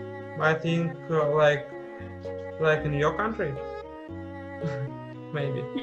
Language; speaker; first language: English; non-native, fluent; Russian